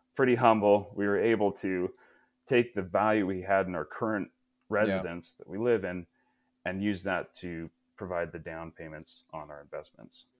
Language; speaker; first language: English; native; English